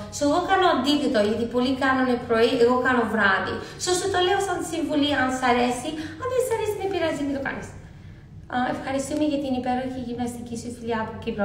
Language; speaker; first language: Greek; early bilingual, heritage; Greek